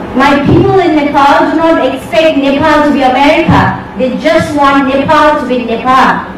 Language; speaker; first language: English; non-native, local second language; Nepali